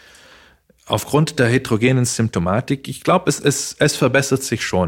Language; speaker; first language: German; non-native, fluent; Dutch